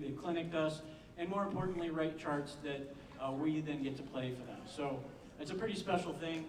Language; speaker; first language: English; native; English